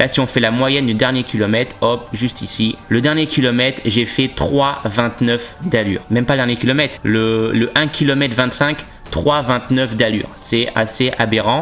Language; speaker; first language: French; native; French